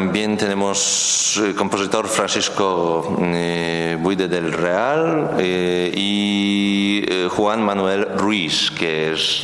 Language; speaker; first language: Spanish; non-native, learner; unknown